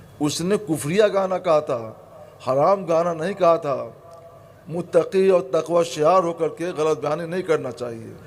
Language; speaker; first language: Urdu; native; Urdu